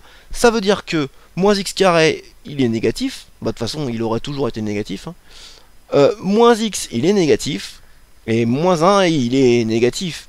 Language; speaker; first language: French; native; French